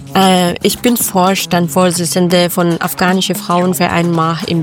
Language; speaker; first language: German; non-native, learner; Persian